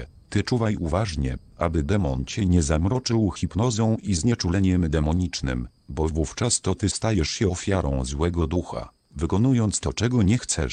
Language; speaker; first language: Polish; native; Polish